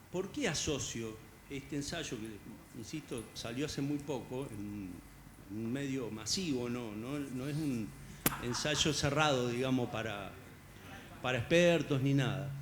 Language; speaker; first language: Spanish; native; Spanish